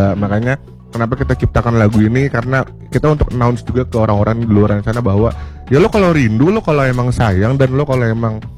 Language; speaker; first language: Indonesian; native; Indonesian